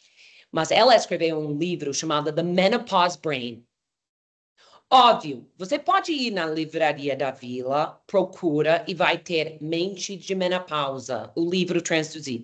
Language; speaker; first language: Portuguese; non-native, fluent; English